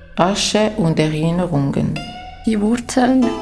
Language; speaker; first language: German; non-native, fluent; Spanish